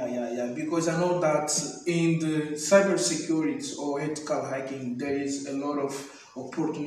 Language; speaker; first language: English; non-native, fluent; Portuguese